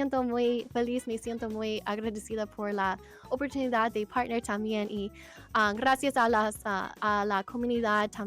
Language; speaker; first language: Spanish; non-native, learner; English